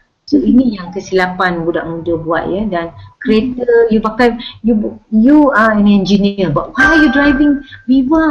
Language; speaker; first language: English; non-native, local second language; Malay